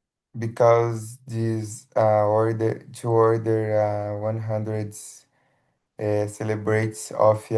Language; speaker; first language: English; non-native, learner; Portuguese